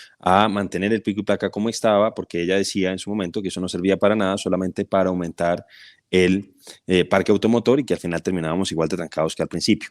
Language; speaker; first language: Spanish; native; Spanish